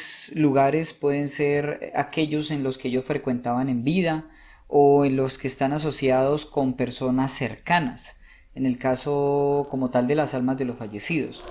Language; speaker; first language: Spanish; native; Spanish